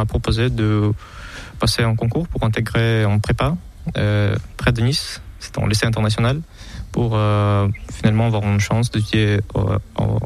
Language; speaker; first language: French; non-native, fluent; Kazakh